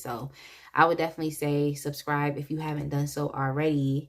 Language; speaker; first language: English; native; English